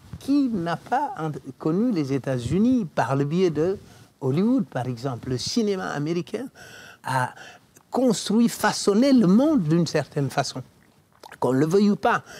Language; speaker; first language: French; non-native, local second language; Wolof